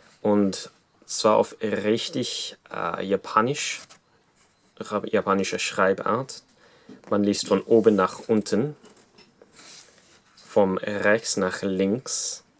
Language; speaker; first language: German; non-native, fluent; English